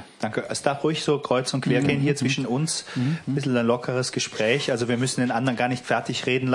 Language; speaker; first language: German; native; German